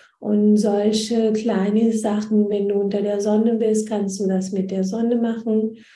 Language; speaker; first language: German; non-native, fluent; Hindi